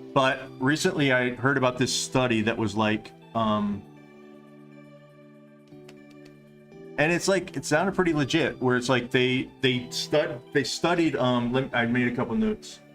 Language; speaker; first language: English; native; English